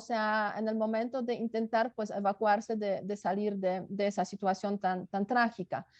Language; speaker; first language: Spanish; non-native, fluent; Polish